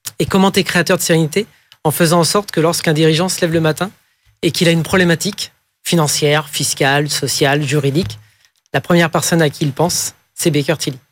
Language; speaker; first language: French; native; French